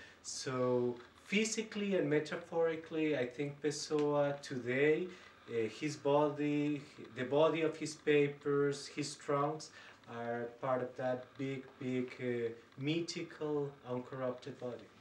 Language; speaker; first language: English; non-native, fluent; Spanish